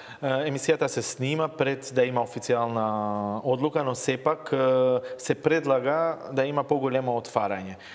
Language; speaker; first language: Macedonian; non-native, local second language; Albanian